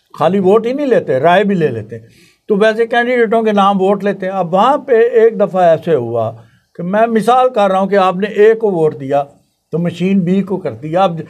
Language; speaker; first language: Urdu; non-native, local second language; Punjabi